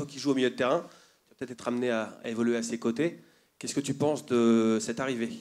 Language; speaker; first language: French; native; French